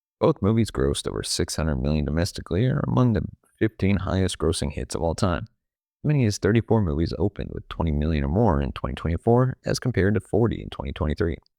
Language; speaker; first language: English; native; English